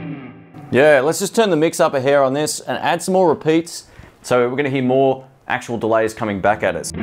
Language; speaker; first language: English; native; English